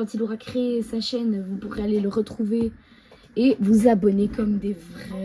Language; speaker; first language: French; native; French